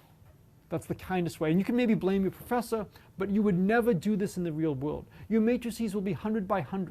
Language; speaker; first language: English; native; English